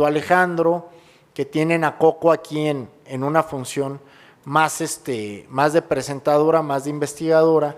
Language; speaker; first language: Spanish; native; Spanish